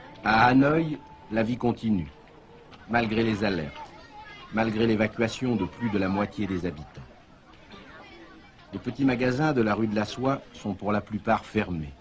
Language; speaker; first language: French; native; French